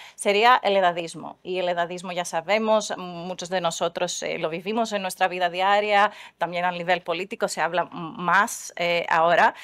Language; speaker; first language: Spanish; non-native, fluent; Greek